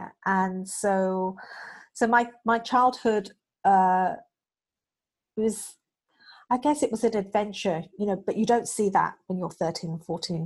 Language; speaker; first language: English; native; English